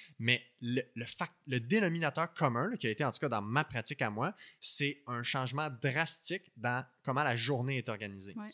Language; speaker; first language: French; native; French